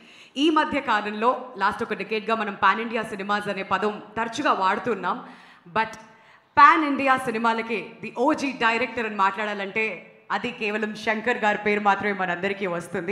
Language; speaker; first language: Telugu; native; Telugu